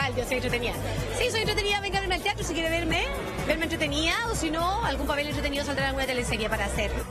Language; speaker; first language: Spanish; native; Spanish